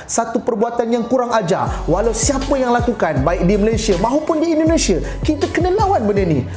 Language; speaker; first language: Malay; native; Malay